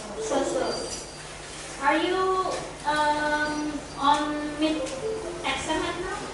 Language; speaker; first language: English; non-native, fluent; Indonesian